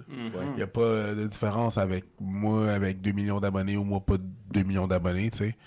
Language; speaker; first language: French; native; French